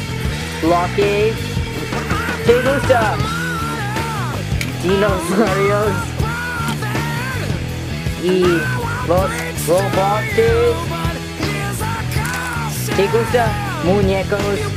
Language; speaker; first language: Spanish; non-native, learner; English